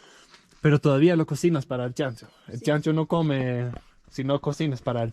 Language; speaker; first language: Spanish; non-native, learner; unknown